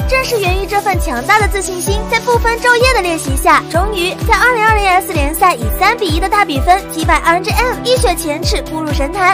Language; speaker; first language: Chinese; native; Chinese